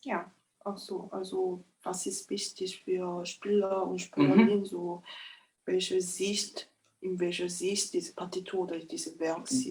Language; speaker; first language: German; non-native, fluent; Korean